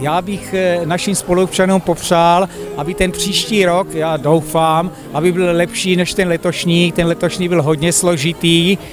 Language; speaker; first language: Czech; native; Czech